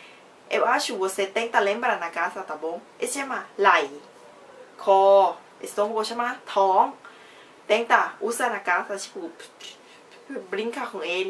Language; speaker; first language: Portuguese; non-native, fluent; Thai